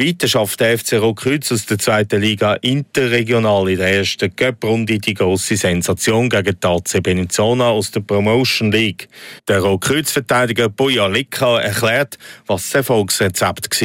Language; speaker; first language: German; native; German